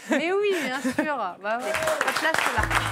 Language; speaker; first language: French; native; French